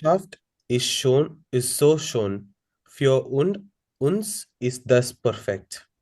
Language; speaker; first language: German; non-native, learner; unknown